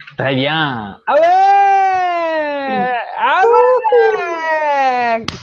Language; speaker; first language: French; non-native, learner; Portuguese